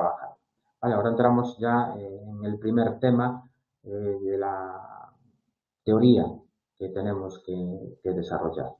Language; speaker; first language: Spanish; native; Spanish